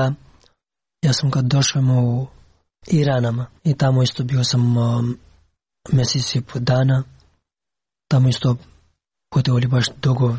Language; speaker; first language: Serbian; non-native, learner; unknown